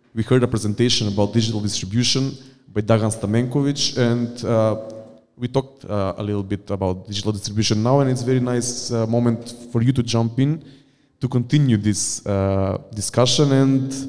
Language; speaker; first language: English; non-native, fluent; Macedonian